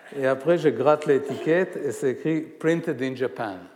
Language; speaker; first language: French; non-native, fluent; Hebrew